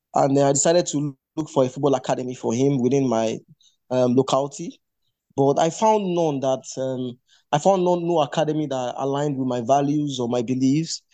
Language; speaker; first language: English; non-native, local second language; Yoruba